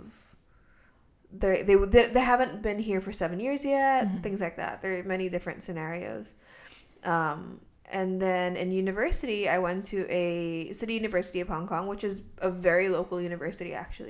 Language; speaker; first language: English; native; English